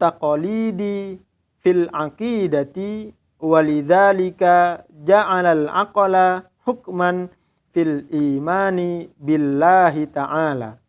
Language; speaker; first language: Arabic; non-native, fluent; Indonesian